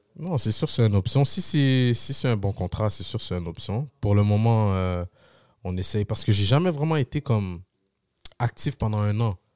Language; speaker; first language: French; early bilingual, other home language; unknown